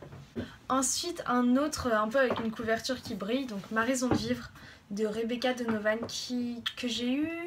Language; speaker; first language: French; native; French